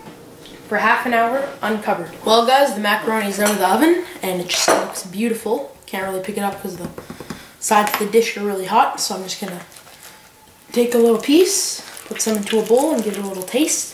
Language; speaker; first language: English; native; English